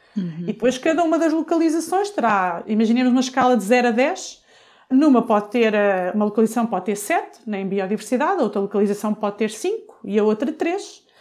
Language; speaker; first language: Portuguese; native; Portuguese